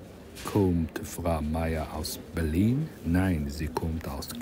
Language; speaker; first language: German; non-native, fluent; Persian